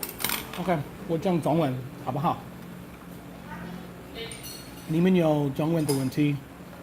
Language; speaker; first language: Chinese; non-native, learner; English